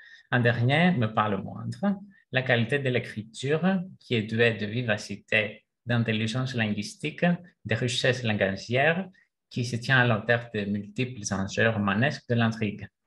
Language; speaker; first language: French; non-native, fluent; Greek